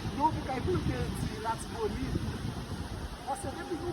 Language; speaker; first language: Portuguese; non-native, learner; Haitian Creole